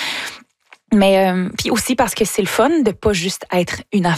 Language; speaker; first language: French; native; French